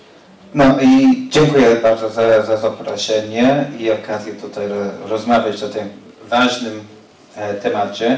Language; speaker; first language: Polish; non-native, fluent; English